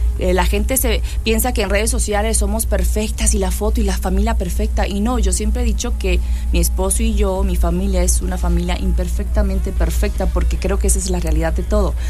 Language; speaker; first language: Spanish; early bilingual, heritage; Spanish